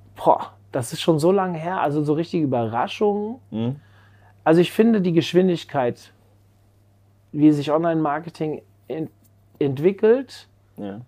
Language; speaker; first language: German; native; German